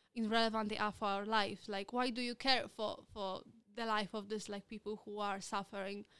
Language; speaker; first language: English; non-native, fluent; Polish